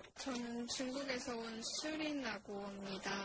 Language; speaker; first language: Korean; non-native, learner; Chinese